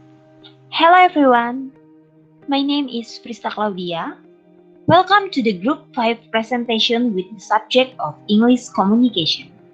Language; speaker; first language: English; non-native, learner; Indonesian